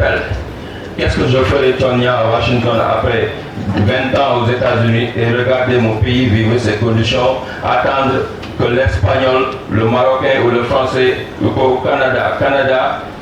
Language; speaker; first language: French; non-native, local second language; Wolof